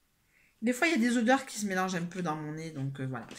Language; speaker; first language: French; native; French